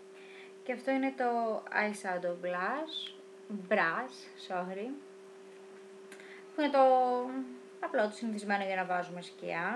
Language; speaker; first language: Greek; native; Greek